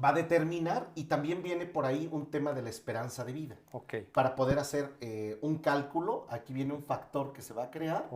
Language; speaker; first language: Spanish; native; Spanish